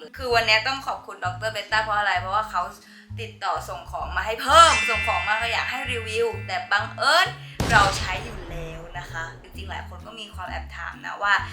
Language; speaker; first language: Thai; native; Thai